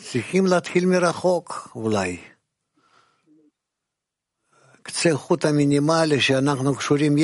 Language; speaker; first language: Hebrew; non-native, fluent; Russian